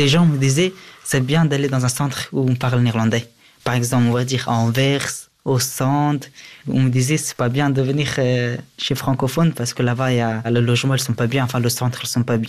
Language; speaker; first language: French; early bilingual, other home language; Persian